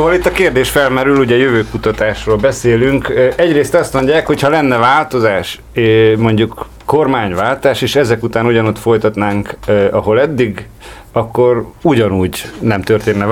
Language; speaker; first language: Hungarian; native; Hungarian